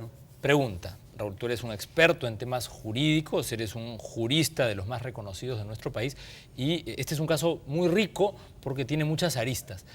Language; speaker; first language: Spanish; native; Spanish